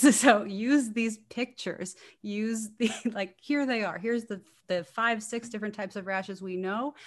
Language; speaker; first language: English; native; English